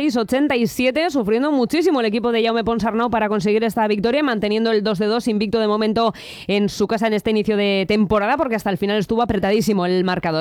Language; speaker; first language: Spanish; native; Spanish